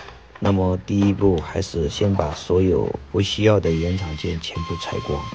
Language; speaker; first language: Chinese; native; Chinese